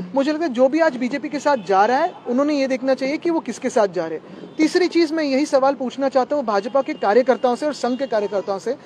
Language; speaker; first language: Hindi; non-native, local second language; Marathi